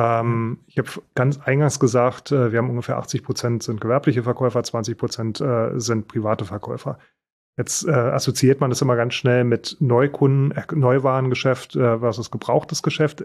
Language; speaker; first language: German; native; German